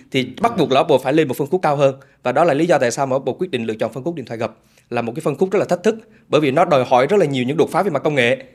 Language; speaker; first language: Vietnamese; native; Vietnamese